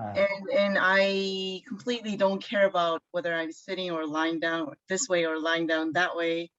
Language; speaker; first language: English; non-native, fluent; Korean